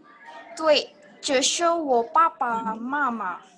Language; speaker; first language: Chinese; non-native, learner; Indonesian